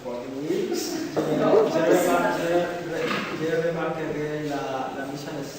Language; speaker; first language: French; non-native, learner; Spanish